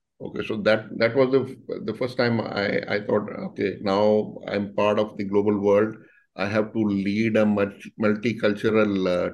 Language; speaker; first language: English; non-native, local second language; Hindi